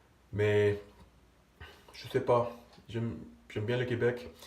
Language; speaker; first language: French; non-native, fluent; English